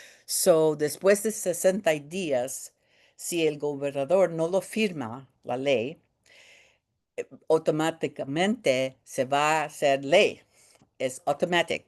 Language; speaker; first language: Spanish; early bilingual, heritage; Spanish